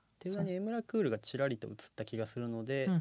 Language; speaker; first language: Japanese; native; Japanese